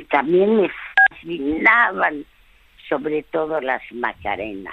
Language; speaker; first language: Spanish; early bilingual, other home language; French